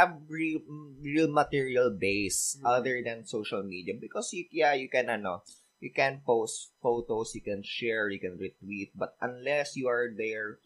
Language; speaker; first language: English; non-native, local second language; Filipino